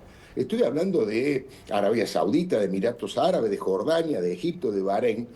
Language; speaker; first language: Spanish; native; Spanish